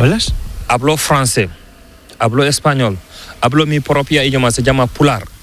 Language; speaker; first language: Spanish; non-native, learner; Fula